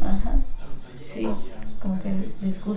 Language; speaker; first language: Spanish; native; Spanish